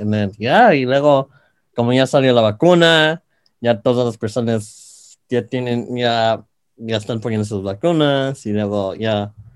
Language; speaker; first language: Spanish; early bilingual, heritage; Spanish